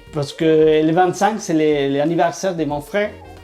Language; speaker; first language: French; non-native, learner; Spanish